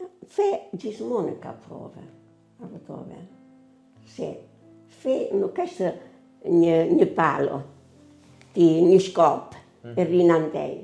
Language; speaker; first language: Albanian; non-native, learner; Italian